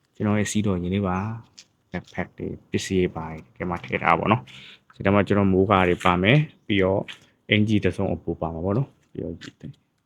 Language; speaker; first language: Burmese; non-native, local second language; Shan